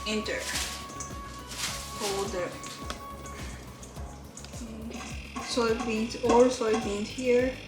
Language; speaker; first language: English; non-native, learner; Japanese